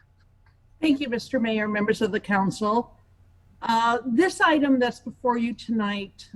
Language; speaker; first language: English; native; English